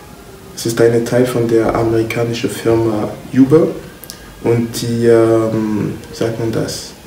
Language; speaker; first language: German; non-native, learner; French